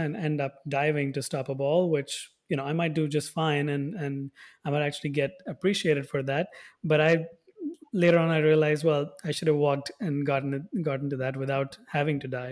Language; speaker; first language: English; non-native, local second language; Hindi